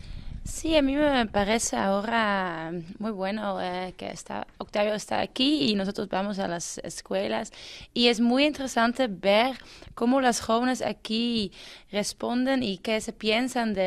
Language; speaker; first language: Spanish; non-native, learner; Dutch